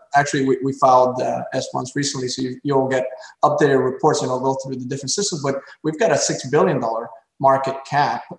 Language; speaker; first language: English; early bilingual, other home language; Spanish